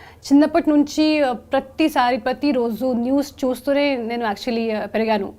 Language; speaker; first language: Telugu; non-native, local second language; Hindi